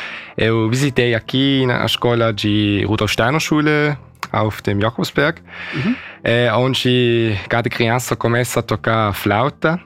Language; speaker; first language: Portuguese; early bilingual, heritage; Portuguese